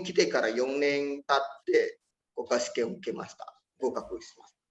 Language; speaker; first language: Japanese; non-native, fluent; Indonesian